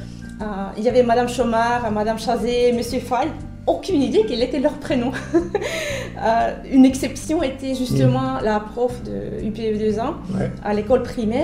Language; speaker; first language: French; non-native, fluent; Finnish